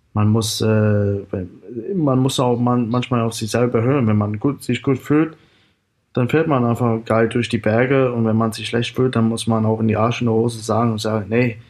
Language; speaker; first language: German; non-native, fluent; English